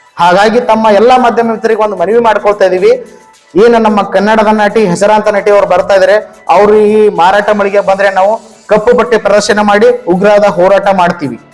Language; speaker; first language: Kannada; native; Kannada